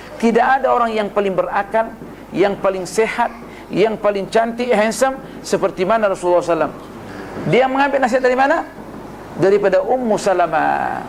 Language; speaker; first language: Malay; non-native, local second language; Buginese